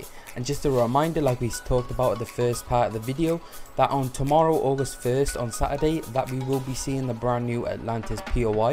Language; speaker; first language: English; native; English